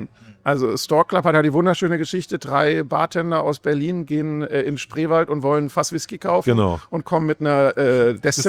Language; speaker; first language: German; native; German